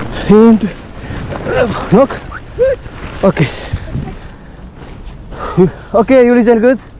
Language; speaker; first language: Dutch; non-native, learner; Nepali